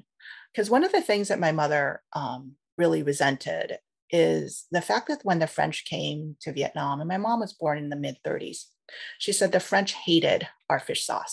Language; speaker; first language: English; native; English